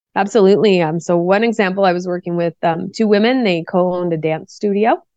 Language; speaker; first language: English; native; English